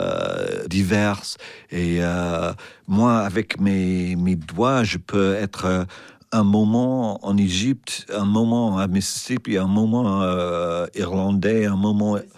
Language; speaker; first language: French; non-native, fluent; English